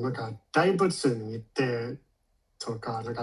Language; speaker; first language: Japanese; non-native, learner; English